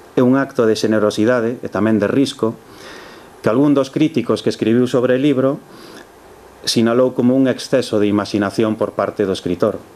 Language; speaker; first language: Galician; early bilingual, heritage; Galician